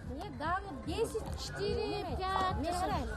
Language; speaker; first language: Russian; non-native, local second language; Kyrgyz